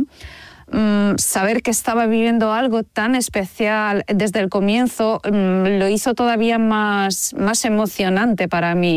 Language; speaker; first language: Spanish; non-native, fluent; Polish